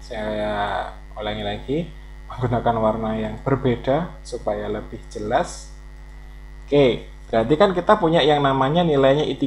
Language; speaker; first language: Indonesian; native; Indonesian